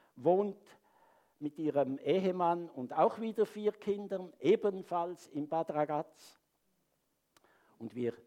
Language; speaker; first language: German; native; German